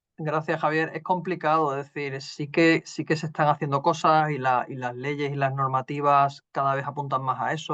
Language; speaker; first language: Spanish; native; Spanish